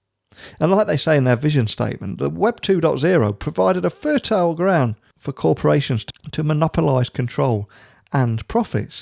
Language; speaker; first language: English; native; English